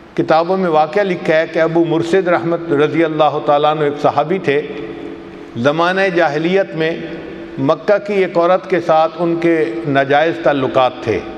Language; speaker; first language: Urdu; non-native, local second language; Punjabi